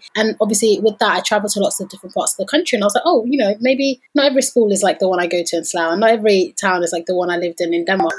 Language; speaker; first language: English; early bilingual, other home language; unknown